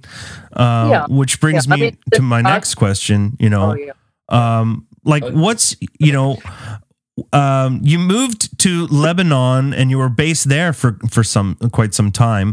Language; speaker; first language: English; native; English